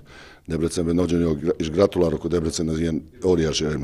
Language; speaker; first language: Hungarian; non-native, learner; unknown